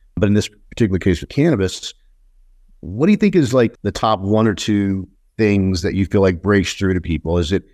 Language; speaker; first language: English; native; English